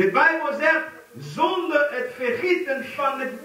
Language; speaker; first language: Dutch; non-native, fluent; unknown